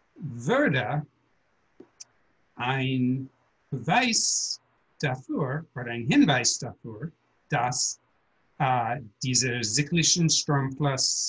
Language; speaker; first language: German; non-native, learner; English